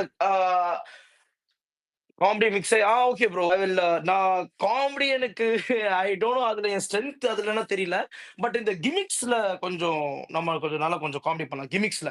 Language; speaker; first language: Tamil; native; Tamil